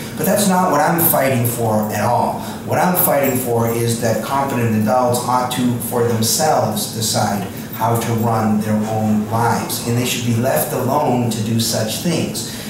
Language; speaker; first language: English; native; English